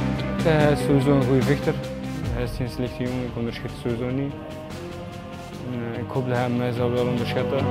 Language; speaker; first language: Dutch; non-native, fluent; Armenian